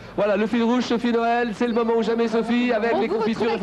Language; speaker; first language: French; native; French